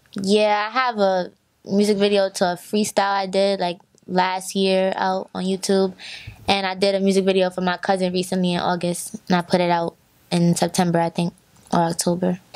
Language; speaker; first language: English; native; English